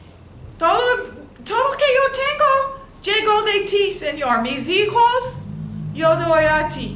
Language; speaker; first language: Spanish; non-native, learner; English